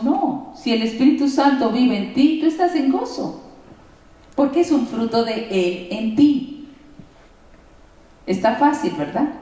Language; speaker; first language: Spanish; native; Spanish